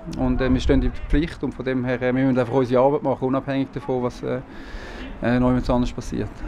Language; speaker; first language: German; native; German